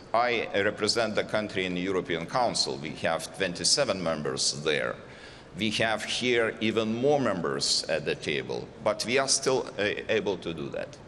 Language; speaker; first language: English; non-native, fluent; Lithuanian